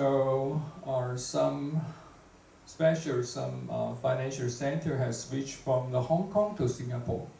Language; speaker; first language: English; non-native, fluent; Chinese